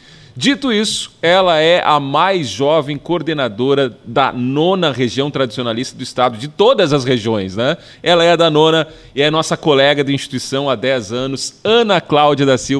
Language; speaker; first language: Portuguese; native; Portuguese